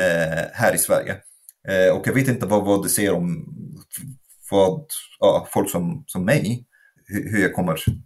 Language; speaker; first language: Swedish; non-native, fluent; Arabic